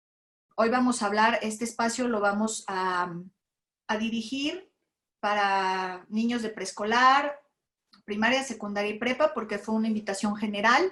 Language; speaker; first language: Spanish; native; Spanish